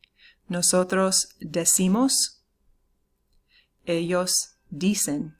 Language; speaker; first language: Spanish; non-native, fluent; English